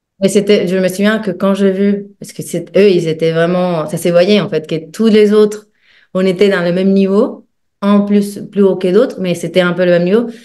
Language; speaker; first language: French; non-native, fluent; Spanish